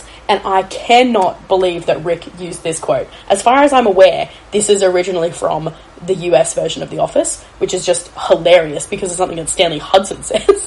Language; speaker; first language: English; native; English